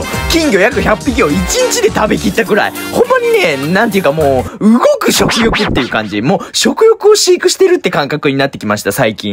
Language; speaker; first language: Japanese; native; Japanese